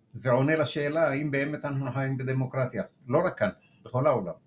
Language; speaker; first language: Hebrew; early bilingual, other home language; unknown